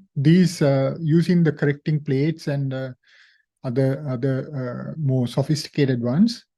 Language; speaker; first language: English; non-native, local second language; Sinhala